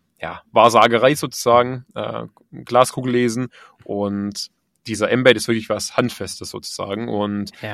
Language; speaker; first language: German; native; German